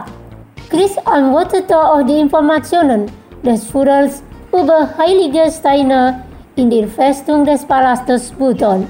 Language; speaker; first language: German; non-native, fluent; Indonesian